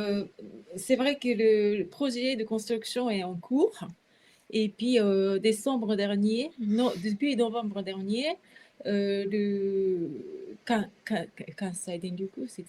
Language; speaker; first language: French; non-native, fluent; Japanese